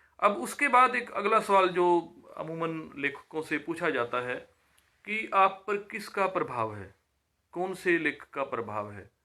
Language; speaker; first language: Hindi; native; Hindi